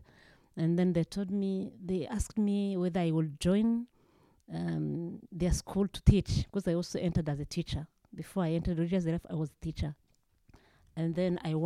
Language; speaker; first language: English; non-native, local second language; Kinyarwanda